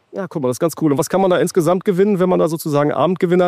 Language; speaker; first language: German; native; German